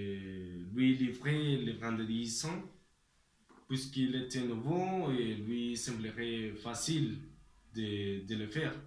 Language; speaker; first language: French; non-native, learner; Spanish